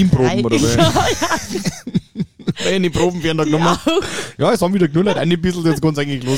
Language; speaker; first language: German; native; German